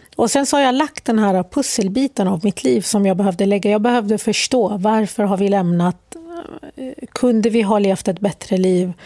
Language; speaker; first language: Swedish; early bilingual, other home language; Arabic